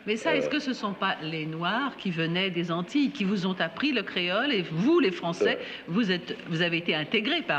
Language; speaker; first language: French; native; French